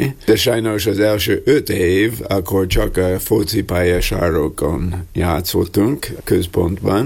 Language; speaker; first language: Hungarian; non-native, learner; English